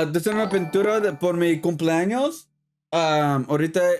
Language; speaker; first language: Spanish; early bilingual, heritage; Spanish